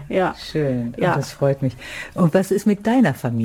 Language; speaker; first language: German; native; German